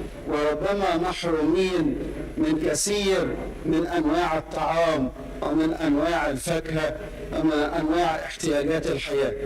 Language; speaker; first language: Arabic; native; Arabic